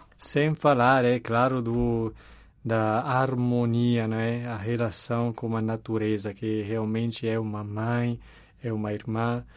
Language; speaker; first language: Portuguese; non-native, fluent; Italian